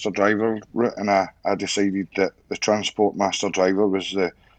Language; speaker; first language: English; native; English